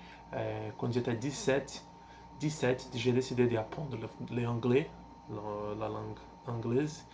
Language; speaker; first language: French; non-native, learner; Portuguese